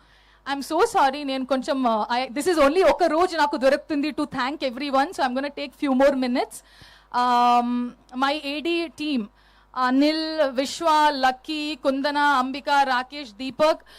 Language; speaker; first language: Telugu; non-native, learner; Kannada